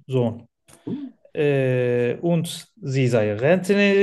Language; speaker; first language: German; non-native, learner; Turkish